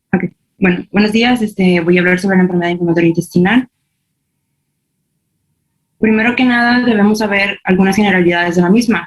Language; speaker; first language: Spanish; native; Spanish